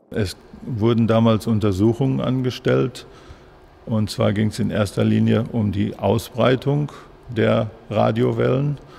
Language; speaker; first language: German; native; German